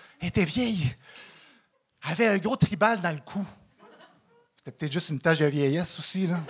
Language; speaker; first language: French; native; French